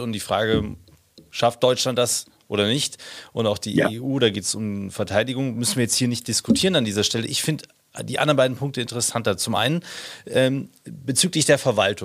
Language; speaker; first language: German; native; German